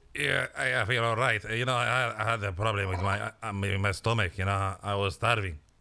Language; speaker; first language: English; non-native, fluent; French